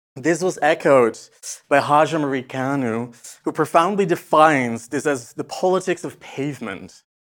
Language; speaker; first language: English; non-native, fluent; Dutch